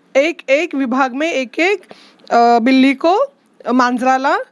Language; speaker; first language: Hindi; non-native, local second language; Marathi